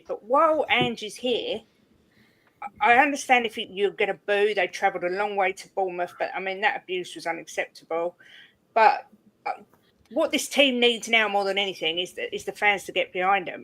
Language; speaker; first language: English; native; English